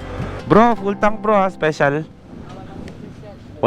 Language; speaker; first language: Filipino; native; Filipino